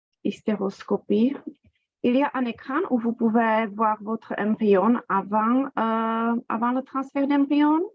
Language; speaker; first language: French; non-native, fluent; Czech